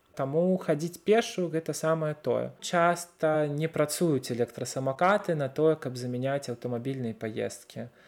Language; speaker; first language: Belarusian; non-native, local second language; Russian